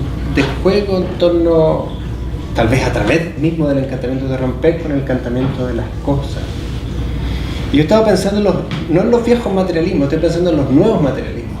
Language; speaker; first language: Spanish; native; Spanish